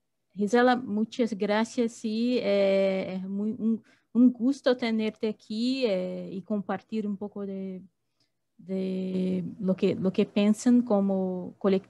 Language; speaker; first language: Spanish; non-native, fluent; Portuguese